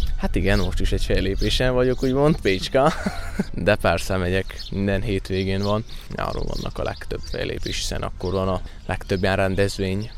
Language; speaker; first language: Hungarian; native; Hungarian